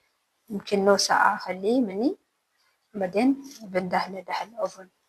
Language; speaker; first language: Arabic; non-native, learner; Amharic